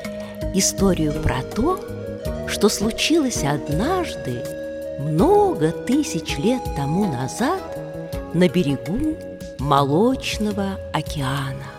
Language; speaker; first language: Russian; native; Russian